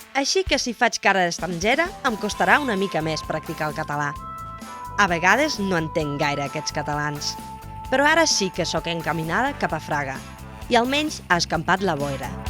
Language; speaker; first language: Catalan; non-native, fluent; German